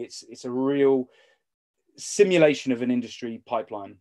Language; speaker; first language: English; native; English